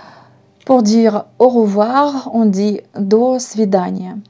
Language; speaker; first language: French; non-native, fluent; Russian